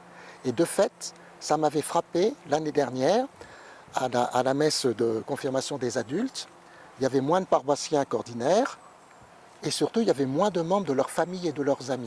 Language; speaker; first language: French; native; French